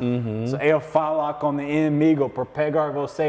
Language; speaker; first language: Portuguese; non-native, learner; English